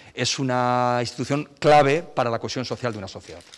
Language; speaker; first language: Spanish; non-native, local second language; Basque